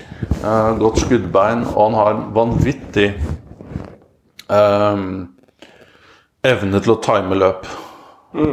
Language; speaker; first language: Norwegian; native; Norwegian